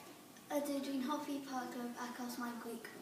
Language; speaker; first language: Welsh; non-native, learner; English